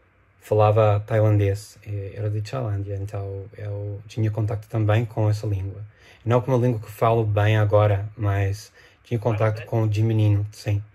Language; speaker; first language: Portuguese; non-native, fluent; English